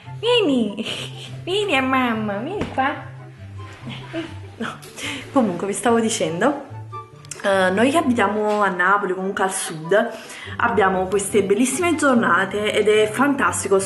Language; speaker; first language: Italian; native; Italian